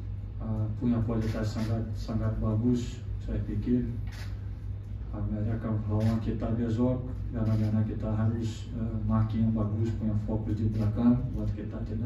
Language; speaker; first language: Indonesian; non-native, fluent; Portuguese